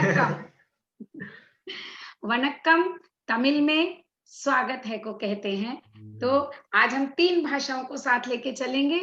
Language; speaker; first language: Hindi; native; Hindi